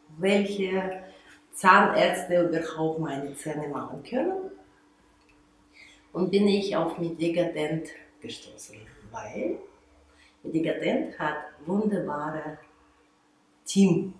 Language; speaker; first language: German; non-native, fluent; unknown